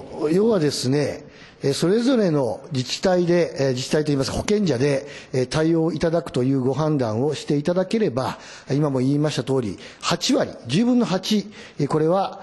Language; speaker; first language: Japanese; native; Japanese